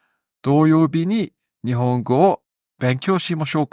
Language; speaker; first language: Japanese; non-native, learner; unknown